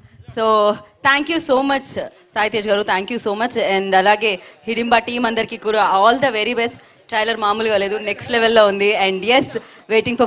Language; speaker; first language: Telugu; native; Telugu